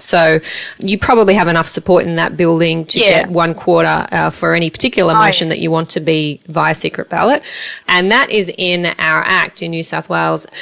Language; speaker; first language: English; native; English